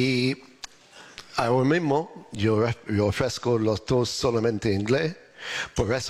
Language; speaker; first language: Spanish; non-native, learner; English